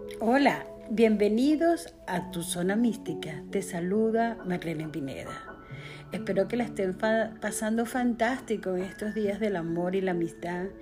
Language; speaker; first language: Spanish; native; Spanish